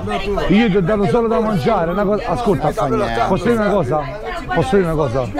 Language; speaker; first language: Italian; native; Italian